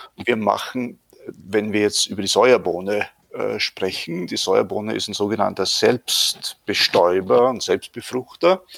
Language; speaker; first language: German; native; German